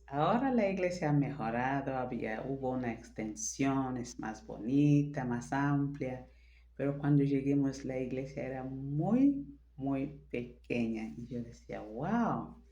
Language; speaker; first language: Spanish; non-native, fluent; French